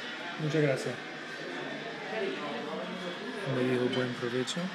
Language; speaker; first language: Spanish; non-native, fluent; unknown